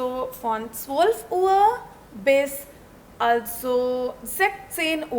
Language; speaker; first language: German; non-native, learner; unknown